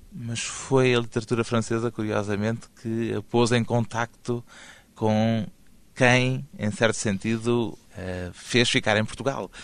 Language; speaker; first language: Portuguese; native; Portuguese